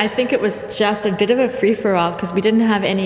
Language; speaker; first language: English; native; English